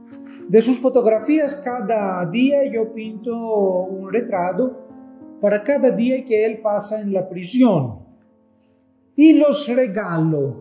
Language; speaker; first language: Spanish; non-native, fluent; Greek